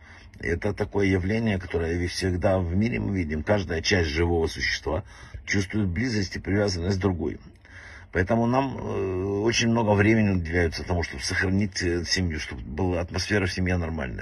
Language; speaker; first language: Russian; native; Russian